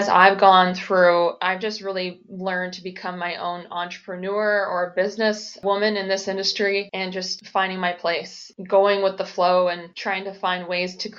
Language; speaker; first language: English; native; English